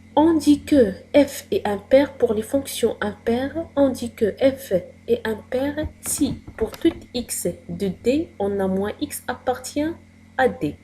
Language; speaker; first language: French; non-native, local second language; Arabic